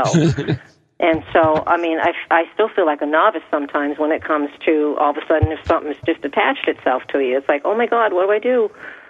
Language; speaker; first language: English; native; English